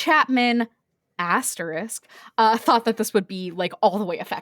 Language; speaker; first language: English; native; English